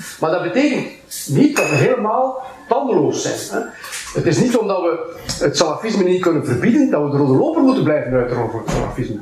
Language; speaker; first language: Dutch; native; Dutch